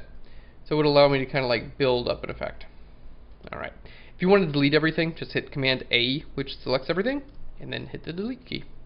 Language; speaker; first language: English; native; English